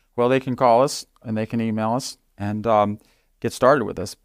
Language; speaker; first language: English; native; English